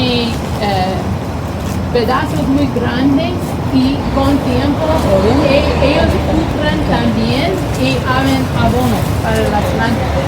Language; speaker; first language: Spanish; non-native, learner; English